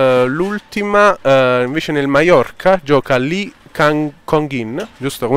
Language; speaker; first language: Italian; native; Italian